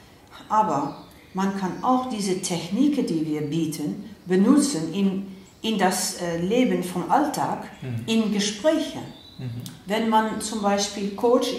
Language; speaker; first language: German; non-native, fluent; Dutch